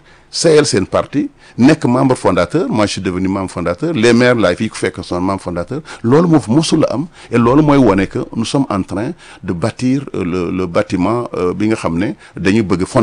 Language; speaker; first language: French; non-native, local second language; Wolof